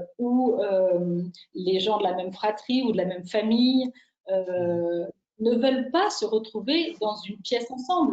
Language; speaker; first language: French; native; French